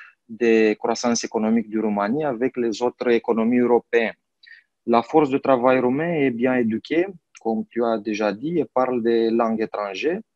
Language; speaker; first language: French; non-native, fluent; Romanian